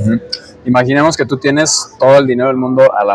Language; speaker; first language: Spanish; native; Spanish